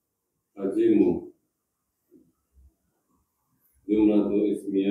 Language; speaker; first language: Arabic; non-native, learner; Indonesian